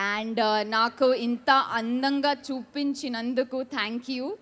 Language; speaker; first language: Telugu; non-native, learner; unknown